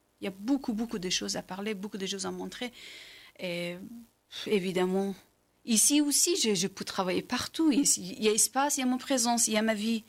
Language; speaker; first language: French; non-native, learner; Persian